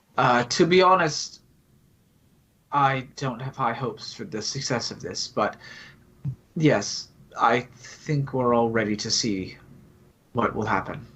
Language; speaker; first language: English; native; English